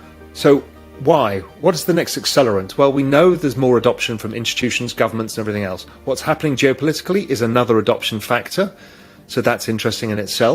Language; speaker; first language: English; native; English